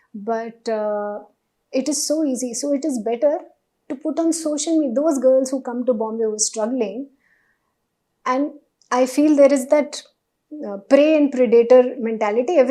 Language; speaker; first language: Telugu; non-native, learner; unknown